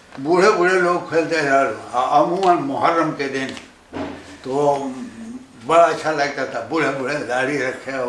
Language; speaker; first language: Hindi; non-native, local second language; Bhojpuri